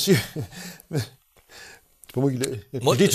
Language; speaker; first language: French; native; French